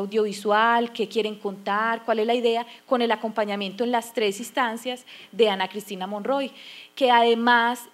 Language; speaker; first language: Spanish; native; Spanish